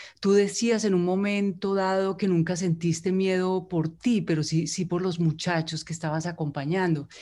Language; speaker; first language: Spanish; native; Spanish